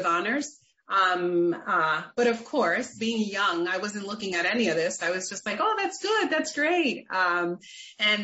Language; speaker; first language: English; native; English